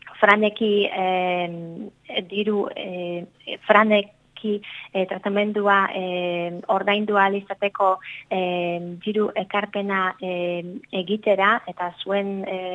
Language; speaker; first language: Basque; non-native, learner; Polish